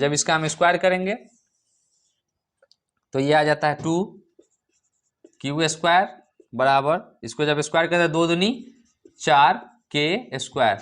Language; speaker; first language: Hindi; native; Hindi